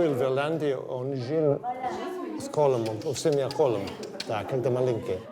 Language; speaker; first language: Russian; non-native, learner; English